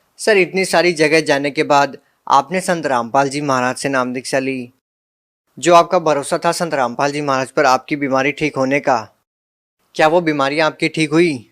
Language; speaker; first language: Hindi; native; Hindi